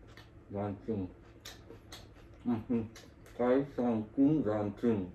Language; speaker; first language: Vietnamese; non-native, learner; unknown